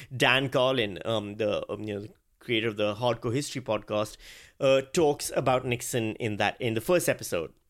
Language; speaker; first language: English; non-native, local second language; Urdu